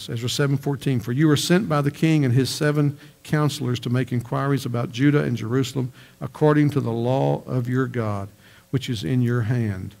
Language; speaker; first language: English; native; English